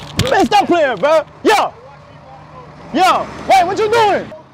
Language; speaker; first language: English; native; English